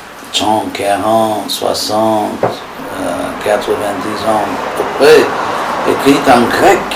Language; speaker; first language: French; non-native, fluent; English